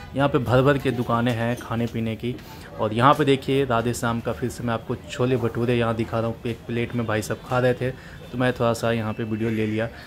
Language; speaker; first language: Hindi; native; Hindi